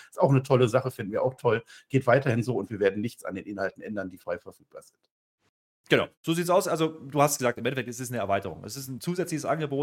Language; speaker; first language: German; native; German